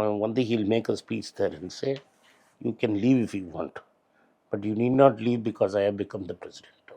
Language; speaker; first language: English; non-native, local second language; Tamil